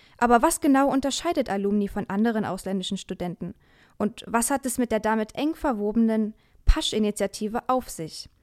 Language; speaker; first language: German; native; German